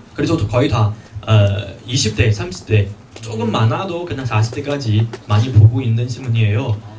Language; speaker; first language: Korean; non-native, fluent; Chinese